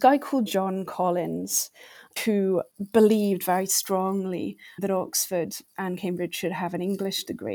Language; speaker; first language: English; native; English